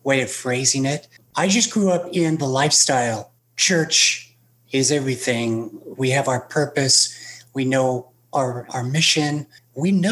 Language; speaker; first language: English; native; English